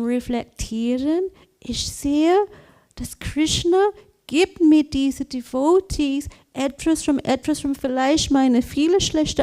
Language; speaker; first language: German; non-native, learner; English